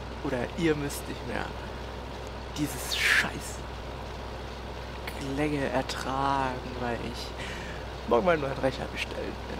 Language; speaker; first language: German; native; German